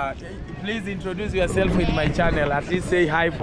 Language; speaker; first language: English; non-native, learner; Swahili